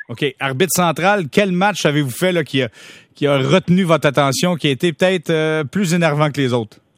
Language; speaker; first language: French; native; French